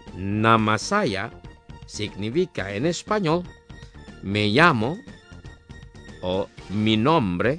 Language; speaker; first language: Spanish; non-native, fluent; Indonesian